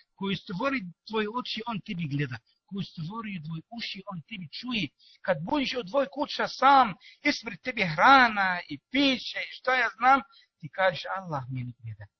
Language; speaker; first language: Bosnian; non-native, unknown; Arabic